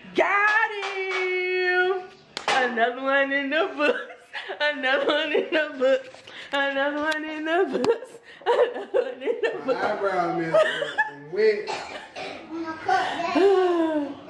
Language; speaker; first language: English; native; English